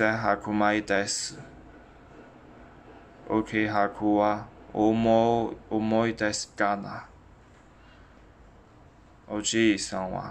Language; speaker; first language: Japanese; non-native, learner; Chinese